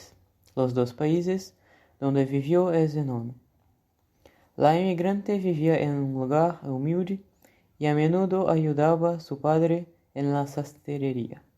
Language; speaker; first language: Spanish; non-native, learner; Portuguese